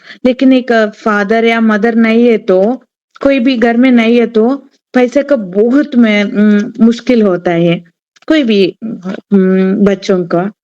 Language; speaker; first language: Hindi; non-native, learner; Telugu